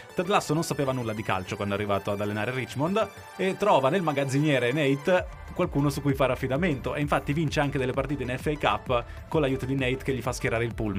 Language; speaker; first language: Italian; native; Italian